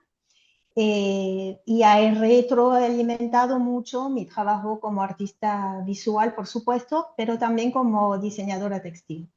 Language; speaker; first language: Spanish; non-native, fluent; French